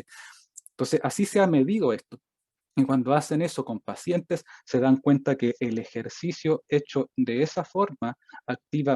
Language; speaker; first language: Spanish; native; Spanish